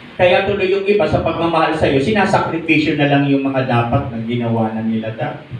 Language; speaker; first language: Filipino; non-native, local second language; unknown